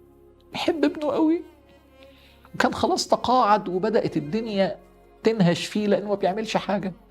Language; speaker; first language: Arabic; native; Arabic